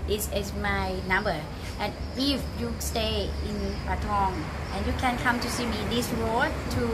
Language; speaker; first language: English; non-native, learner; Thai